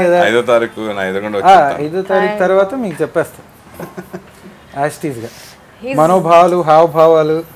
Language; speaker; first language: Telugu; native; Telugu